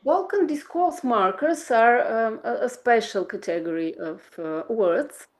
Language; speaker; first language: English; non-native, fluent; Bulgarian